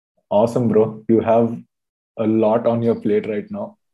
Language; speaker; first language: English; non-native, local second language; Telugu